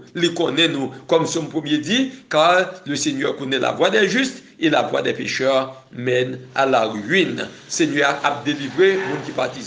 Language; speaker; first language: French; non-native, local second language; Haitian Creole